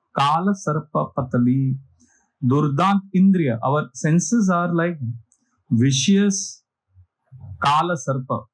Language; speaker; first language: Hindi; non-native, local second language; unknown